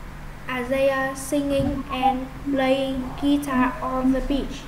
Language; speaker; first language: English; non-native, learner; Vietnamese